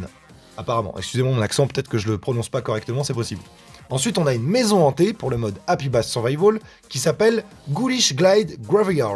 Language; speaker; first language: French; native; French